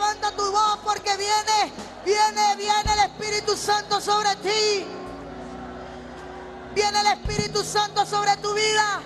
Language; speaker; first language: Spanish; native; Spanish